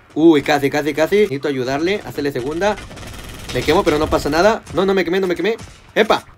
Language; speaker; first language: Spanish; native; Spanish